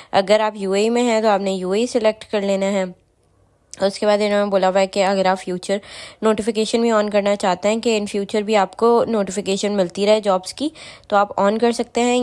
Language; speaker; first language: Urdu; non-native, local second language; Punjabi